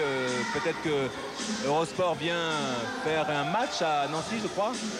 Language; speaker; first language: French; native; French